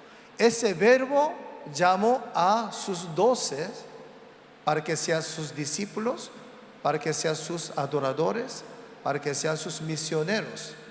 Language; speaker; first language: Spanish; non-native, learner; Korean